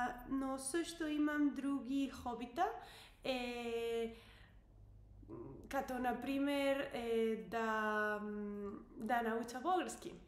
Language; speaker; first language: Bulgarian; non-native, learner; English